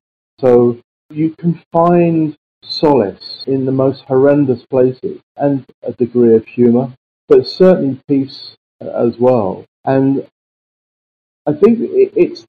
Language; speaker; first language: English; native; English